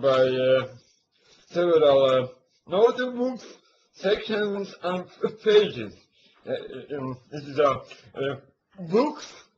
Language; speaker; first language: English; non-native, learner; Latvian